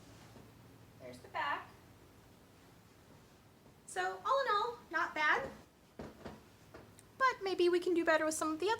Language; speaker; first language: English; native; English